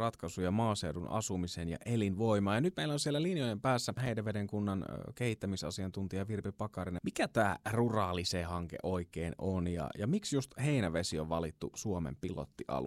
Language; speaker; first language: Finnish; native; Finnish